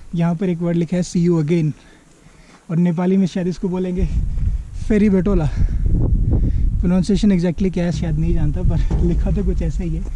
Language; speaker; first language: Hindi; native; Hindi